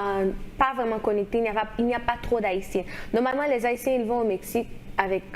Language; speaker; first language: French; non-native, local second language; Haitian Creole